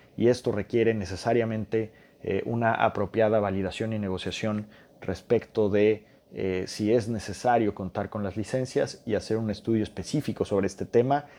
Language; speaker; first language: Spanish; native; Spanish